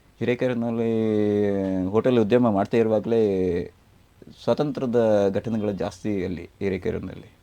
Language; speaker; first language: Kannada; native; Kannada